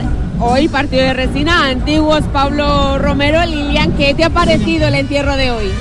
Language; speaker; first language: Spanish; native; Spanish